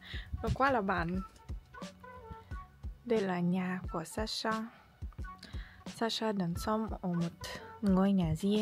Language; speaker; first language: Vietnamese; non-native, learner; Russian